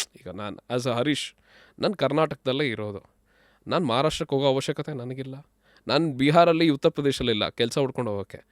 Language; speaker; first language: Kannada; non-native, local second language; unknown